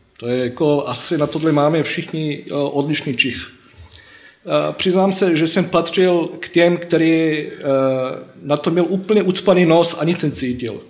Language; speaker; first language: Czech; non-native, fluent; Bosnian